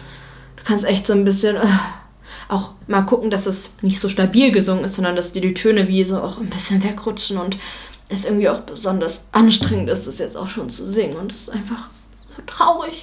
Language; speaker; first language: German; native; German